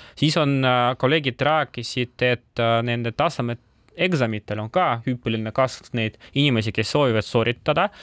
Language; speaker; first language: Estonian; non-native, local second language; Russian